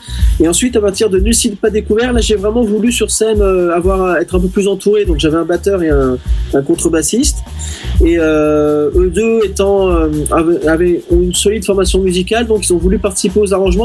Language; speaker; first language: French; native; French